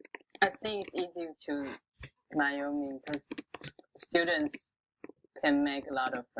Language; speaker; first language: English; non-native, local second language; Chinese